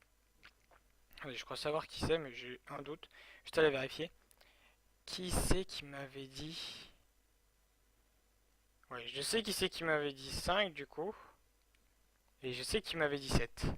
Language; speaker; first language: French; native; French